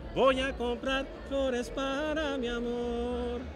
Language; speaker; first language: Spanish; native; Spanish